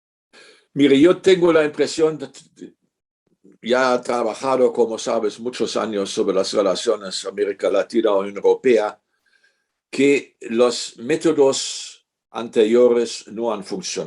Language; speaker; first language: Spanish; non-native, fluent; German